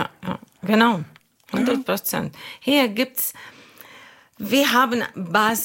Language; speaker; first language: German; non-native, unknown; Arabic